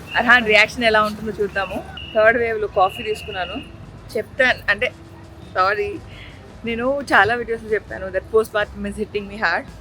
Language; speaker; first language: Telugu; non-native, local second language; Urdu